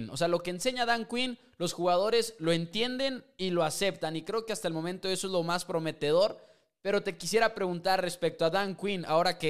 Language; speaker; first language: Spanish; native; Spanish